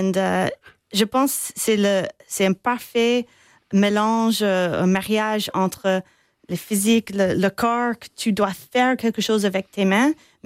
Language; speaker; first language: French; non-native, fluent; English